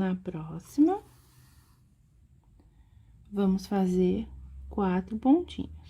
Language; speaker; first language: Portuguese; native; Portuguese